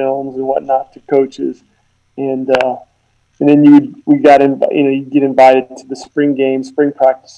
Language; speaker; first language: English; native; English